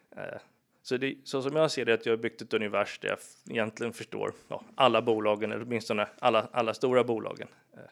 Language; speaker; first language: Swedish; early bilingual, other home language; English